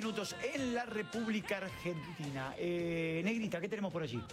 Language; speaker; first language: Spanish; native; Spanish